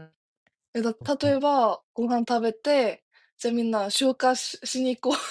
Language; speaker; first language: Japanese; non-native, fluent; Korean